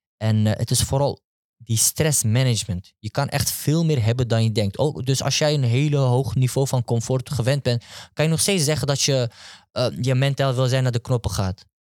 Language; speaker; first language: Dutch; early bilingual, other home language; Turkish